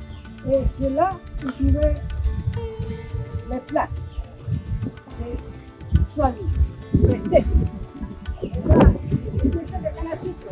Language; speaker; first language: French; non-native, local second language; Morisyen